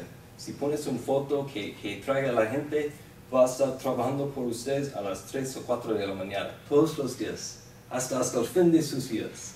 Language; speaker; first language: Spanish; non-native, fluent; English